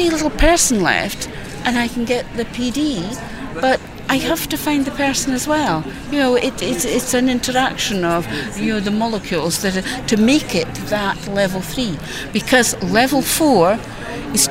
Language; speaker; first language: English; native; English